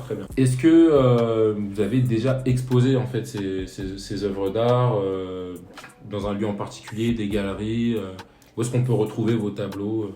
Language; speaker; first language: French; native; French